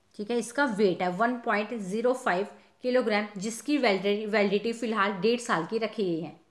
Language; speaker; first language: Hindi; non-native, local second language; Punjabi